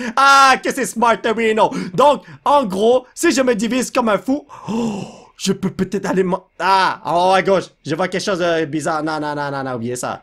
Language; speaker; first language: French; native; French